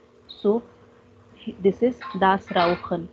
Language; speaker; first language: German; non-native, fluent; Hindi